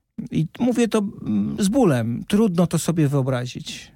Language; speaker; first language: Polish; native; Polish